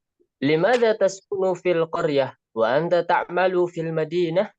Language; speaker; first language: Arabic; non-native, learner; Indonesian